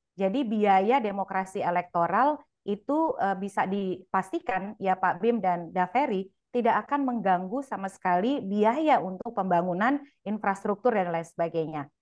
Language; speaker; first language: Indonesian; native; Indonesian